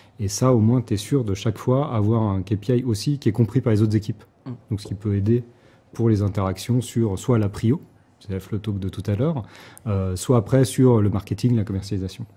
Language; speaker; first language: French; native; French